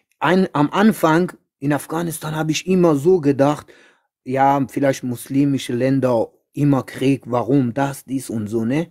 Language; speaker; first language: German; non-native, learner; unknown